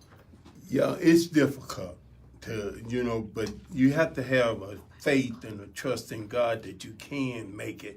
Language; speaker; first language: English; native; English